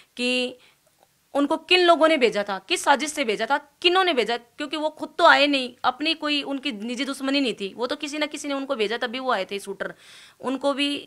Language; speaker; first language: Hindi; native; Hindi